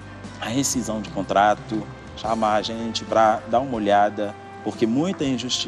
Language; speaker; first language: Portuguese; non-native, fluent; Haitian Creole